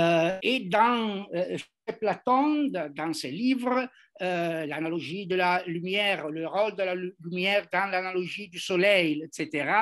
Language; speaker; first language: French; non-native, fluent; Italian